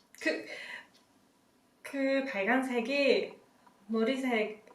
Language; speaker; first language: Korean; non-native, learner; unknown